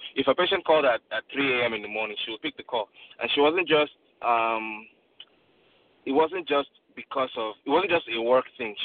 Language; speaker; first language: English; non-native, local second language; Yoruba